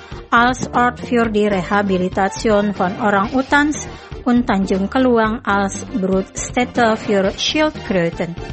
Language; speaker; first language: German; non-native, fluent; Indonesian